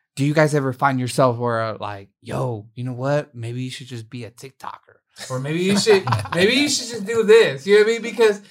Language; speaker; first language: English; native; English